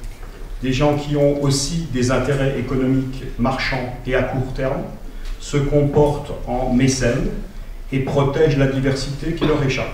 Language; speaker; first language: French; native; French